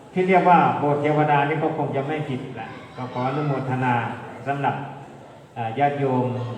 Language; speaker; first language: Thai; native; Thai